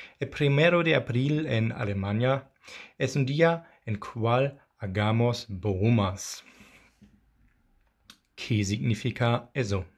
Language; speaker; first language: Spanish; non-native, learner; German